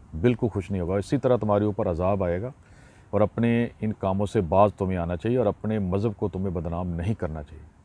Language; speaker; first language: Urdu; non-native, local second language; Punjabi